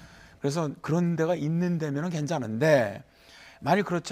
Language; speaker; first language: Korean; native; Korean